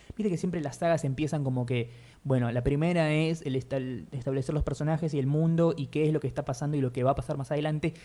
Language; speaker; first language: Spanish; native; Spanish